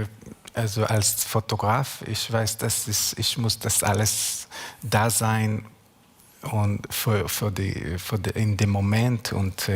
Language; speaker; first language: German; non-native, learner; Hebrew